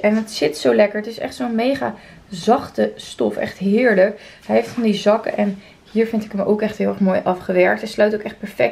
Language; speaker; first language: Dutch; native; Dutch